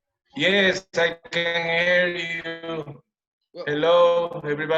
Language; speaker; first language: English; non-native, learner; Spanish